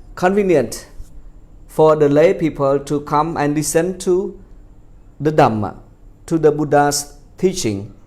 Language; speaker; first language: English; non-native, fluent; Khmer